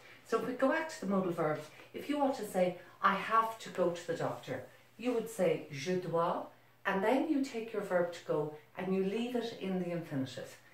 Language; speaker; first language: English; native; English